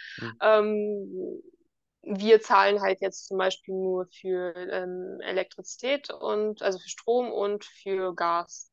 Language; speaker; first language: German; native; German